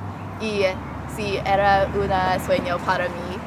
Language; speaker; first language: Spanish; non-native, learner; English